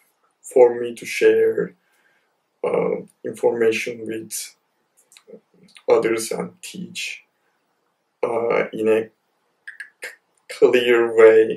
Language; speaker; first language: English; non-native, fluent; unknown